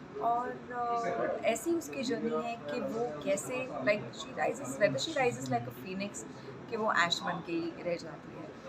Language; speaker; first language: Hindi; non-native, local second language; Marathi